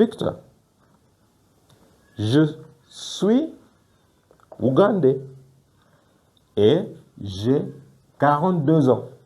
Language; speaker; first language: French; non-native, fluent; Ganda